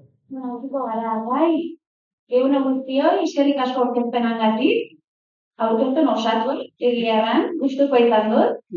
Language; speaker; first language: Basque; native; Basque